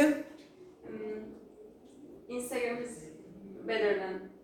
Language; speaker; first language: English; non-native, learner; Turkish